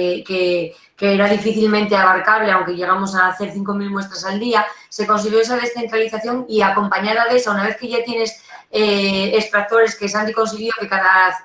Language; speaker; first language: Spanish; native; Spanish